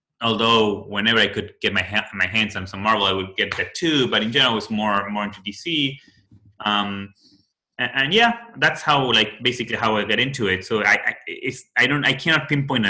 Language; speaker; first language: English; non-native, fluent; Spanish